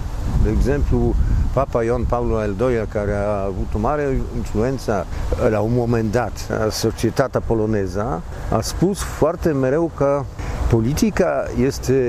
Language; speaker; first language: Romanian; non-native, fluent; Polish